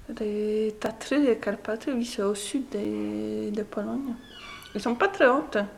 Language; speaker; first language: French; non-native, learner; Polish